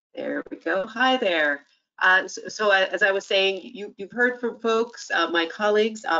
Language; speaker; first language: English; native; English